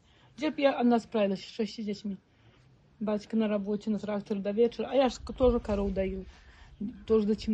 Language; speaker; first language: Russian; non-native, local second language; Belarusian